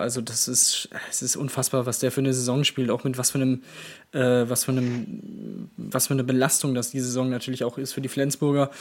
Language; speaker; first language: German; native; German